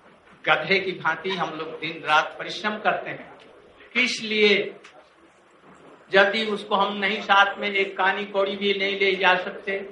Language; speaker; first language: Hindi; native; Hindi